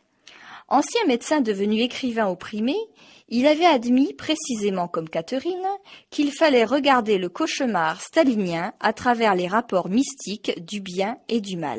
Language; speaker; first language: French; native; French